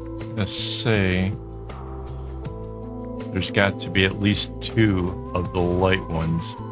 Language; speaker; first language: English; native; English